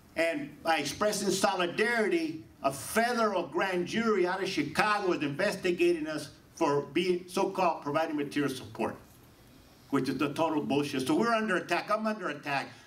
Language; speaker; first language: English; native; English